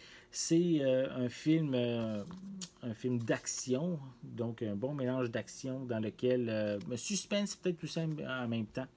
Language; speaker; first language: French; native; French